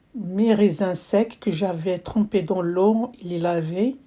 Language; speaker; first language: French; non-native, local second language; Arabic